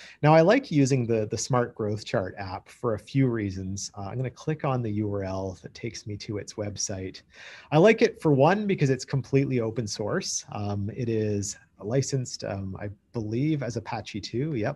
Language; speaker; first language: English; native; English